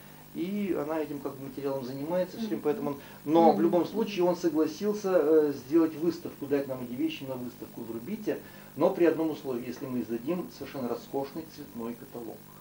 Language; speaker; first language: Russian; native; Russian